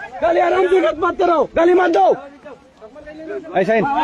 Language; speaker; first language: Hindi; non-native, learner; Bangla